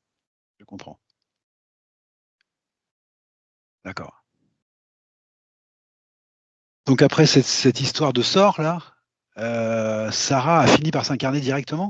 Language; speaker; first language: French; native; French